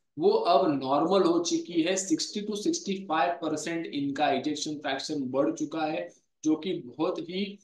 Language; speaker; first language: Hindi; non-native, local second language; Marathi